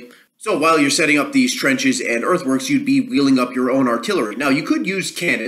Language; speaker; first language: English; native; English